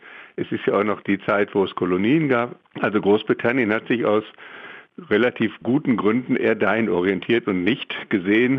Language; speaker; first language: German; native; German